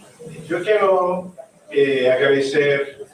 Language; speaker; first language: Spanish; non-native, learner; French